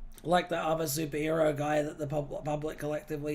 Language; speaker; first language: English; native; English